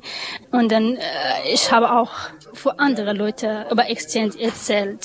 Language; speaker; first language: German; non-native, learner; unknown